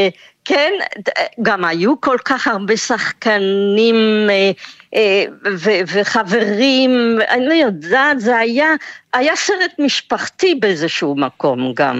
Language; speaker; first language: Hebrew; non-native, fluent; French